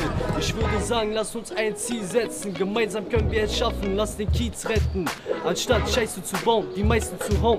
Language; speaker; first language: German; early bilingual, other home language; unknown